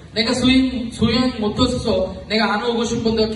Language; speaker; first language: Korean; non-native, learner; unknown